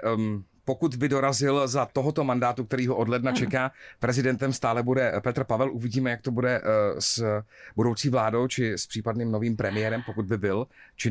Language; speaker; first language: Czech; native; Czech